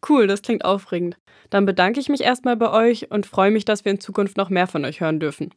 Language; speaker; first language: German; native; German